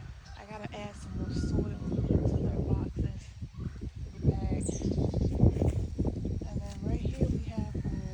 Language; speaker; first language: English; native; English